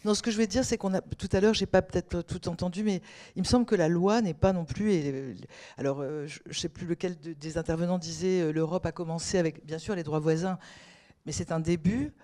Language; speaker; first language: French; native; French